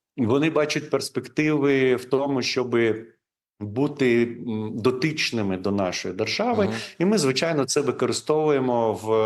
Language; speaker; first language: Ukrainian; non-native, local second language; Crimean Tatar